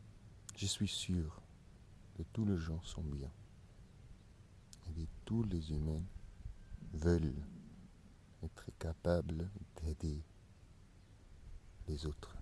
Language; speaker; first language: French; non-native, learner; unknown